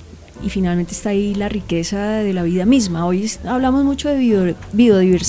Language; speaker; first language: Spanish; native; Spanish